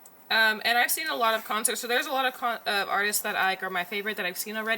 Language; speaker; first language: English; native; English